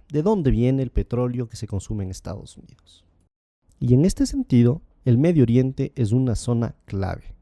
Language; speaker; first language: Spanish; native; Spanish